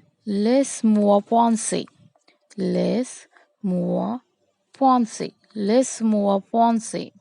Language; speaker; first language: French; non-native, fluent; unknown